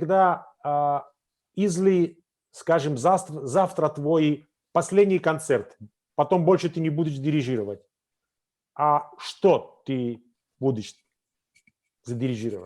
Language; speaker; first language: Russian; non-native, fluent; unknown